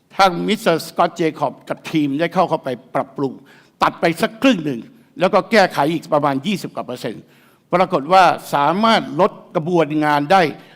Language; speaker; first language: Thai; native; Thai